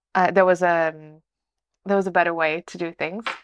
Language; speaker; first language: English; non-native, fluent; Portuguese